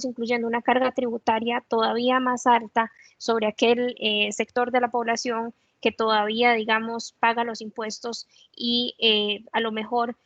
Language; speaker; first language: Spanish; native; Spanish